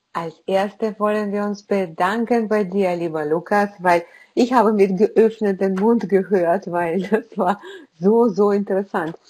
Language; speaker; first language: German; non-native, fluent; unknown